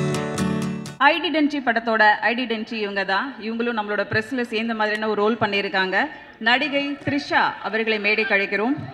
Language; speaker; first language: Tamil; native; Tamil